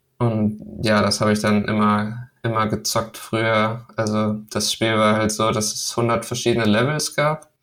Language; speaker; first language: German; early bilingual, other home language; Danish